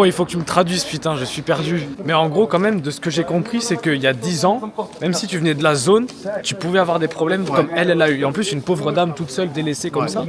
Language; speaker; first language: French; native; French